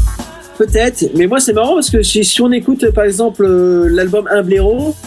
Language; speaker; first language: French; native; French